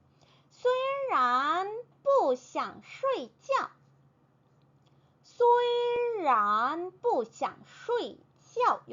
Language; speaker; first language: Chinese; non-native, fluent; Korean